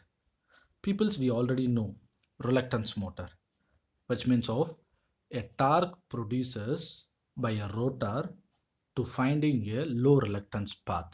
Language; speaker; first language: English; non-native, local second language; Tamil